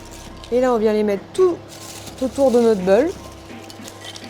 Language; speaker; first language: French; native; French